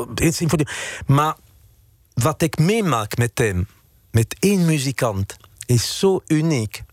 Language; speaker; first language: Dutch; non-native, fluent; French